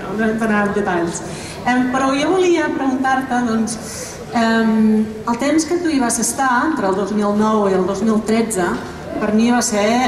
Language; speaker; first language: Catalan; non-native, fluent; English